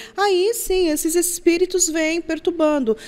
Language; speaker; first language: Portuguese; native; Portuguese